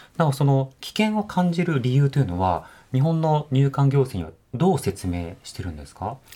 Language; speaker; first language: Japanese; native; Japanese